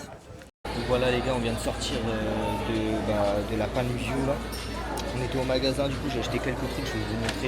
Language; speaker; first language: French; native; French